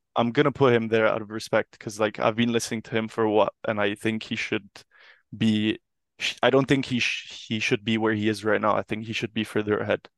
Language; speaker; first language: English; non-native, fluent; Italian